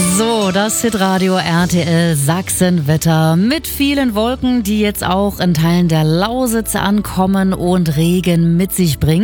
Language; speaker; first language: German; native; German